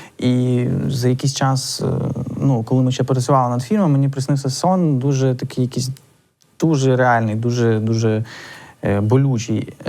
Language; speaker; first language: Ukrainian; non-native, local second language; Russian